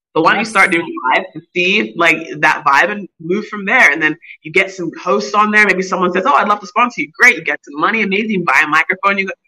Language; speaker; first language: English; native; English